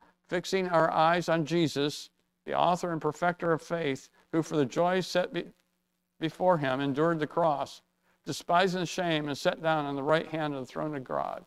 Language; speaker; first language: English; native; English